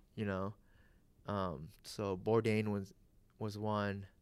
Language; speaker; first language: English; early bilingual, other home language; Vietnamese